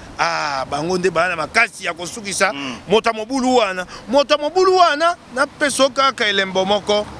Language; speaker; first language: Lingala; non-native, local second language; Luba-Lulua